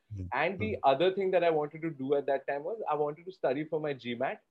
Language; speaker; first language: English; non-native, local second language; Gujarati